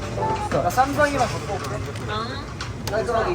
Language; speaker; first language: Korean; native; Korean